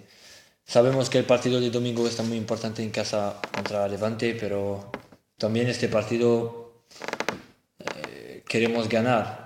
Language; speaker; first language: Spanish; non-native, fluent; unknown